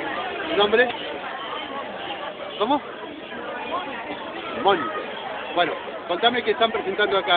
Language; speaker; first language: Spanish; native; Spanish